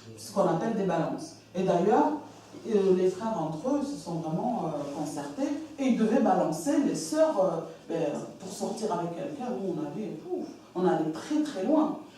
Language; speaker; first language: French; early bilingual, other home language; Arabic